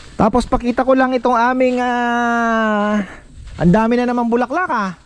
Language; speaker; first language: Filipino; non-native, local second language; Bikol